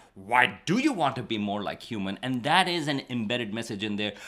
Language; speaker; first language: English; non-native, local second language; Urdu